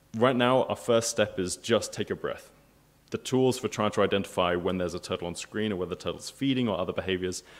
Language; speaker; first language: English; native; English